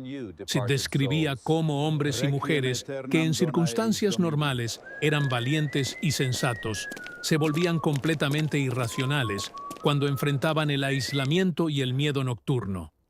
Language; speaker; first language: Spanish; native; Spanish